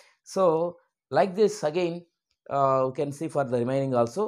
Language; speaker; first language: English; non-native, local second language; Telugu